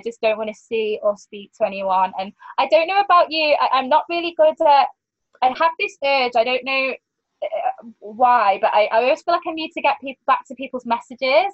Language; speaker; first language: English; native; English